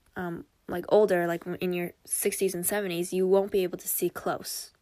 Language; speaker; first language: English; early bilingual, other home language; Korean